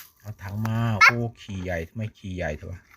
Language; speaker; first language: Thai; native; Thai